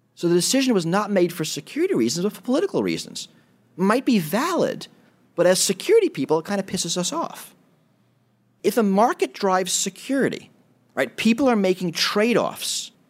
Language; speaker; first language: English; native; English